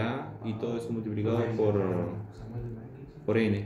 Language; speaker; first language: Spanish; native; Spanish